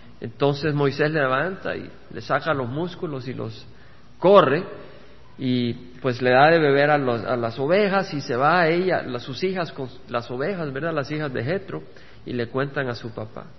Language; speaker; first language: Spanish; native; Spanish